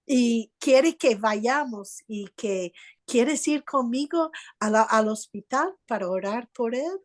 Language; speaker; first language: Spanish; non-native, fluent; English